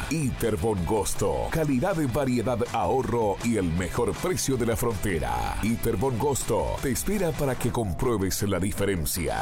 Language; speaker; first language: Spanish; native; Spanish